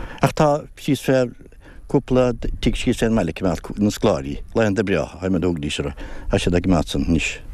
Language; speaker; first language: Irish; native; Irish